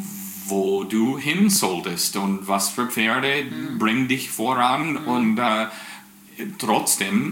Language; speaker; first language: German; non-native, fluent; English